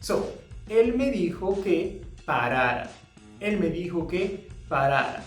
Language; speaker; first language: Spanish; non-native, fluent; English